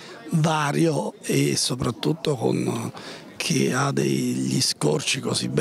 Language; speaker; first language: Italian; native; Italian